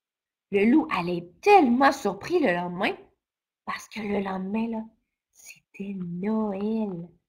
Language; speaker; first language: French; native; French